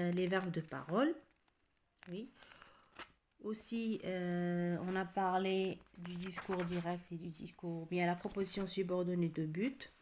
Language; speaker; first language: French; non-native, local second language; Arabic